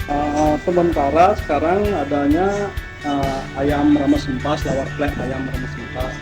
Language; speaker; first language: Indonesian; native; Indonesian